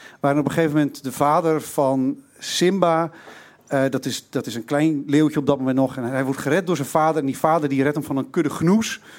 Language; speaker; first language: Dutch; native; Dutch